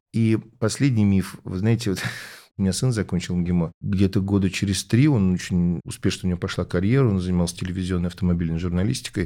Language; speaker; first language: Russian; native; Russian